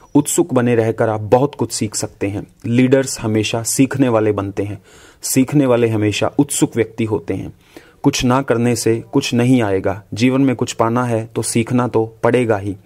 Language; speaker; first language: Hindi; native; Hindi